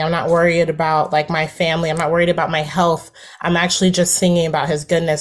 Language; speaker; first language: English; native; English